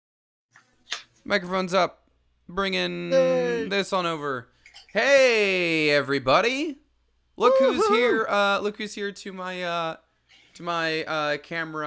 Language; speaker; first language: English; native; English